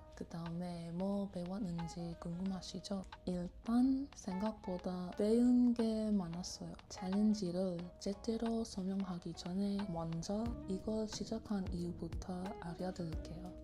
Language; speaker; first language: Korean; non-native, learner; English